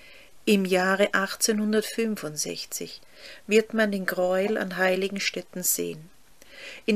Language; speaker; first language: German; native; German